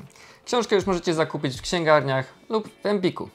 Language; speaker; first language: Polish; native; Polish